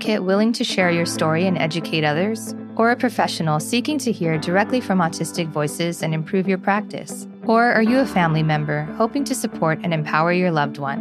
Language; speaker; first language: English; native; English